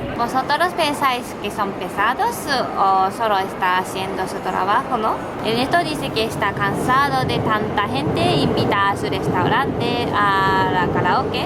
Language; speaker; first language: Spanish; non-native, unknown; Japanese